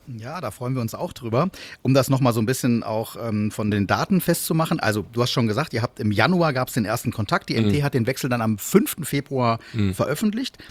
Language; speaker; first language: German; native; German